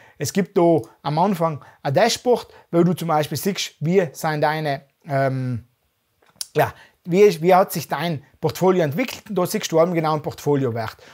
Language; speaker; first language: German; native; German